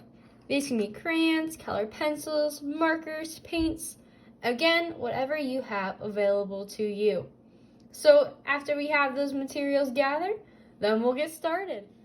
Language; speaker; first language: English; native; English